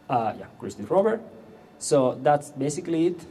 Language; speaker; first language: English; non-native, fluent; Catalan